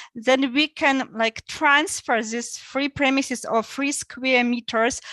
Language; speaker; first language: English; non-native, fluent; Ukrainian